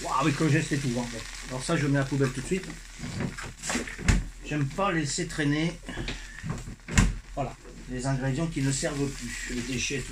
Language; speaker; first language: French; native; French